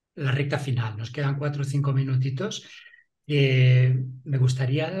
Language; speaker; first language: Spanish; non-native, local second language; Catalan